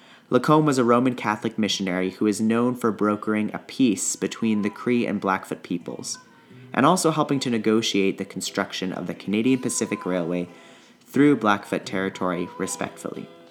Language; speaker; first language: English; native; English